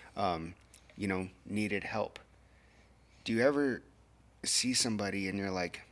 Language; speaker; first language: English; native; English